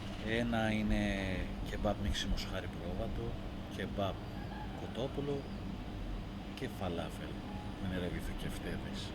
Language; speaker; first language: Greek; non-native, learner; Persian